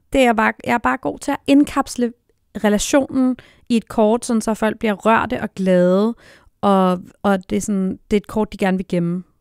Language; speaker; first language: Danish; native; Danish